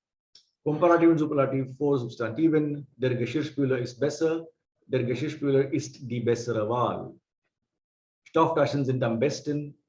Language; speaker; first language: German; non-native, fluent; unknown